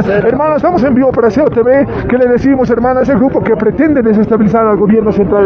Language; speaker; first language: Spanish; native; Spanish